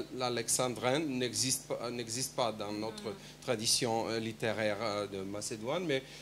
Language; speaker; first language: French; non-native, fluent; Macedonian